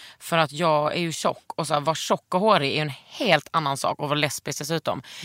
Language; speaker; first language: Swedish; native; Swedish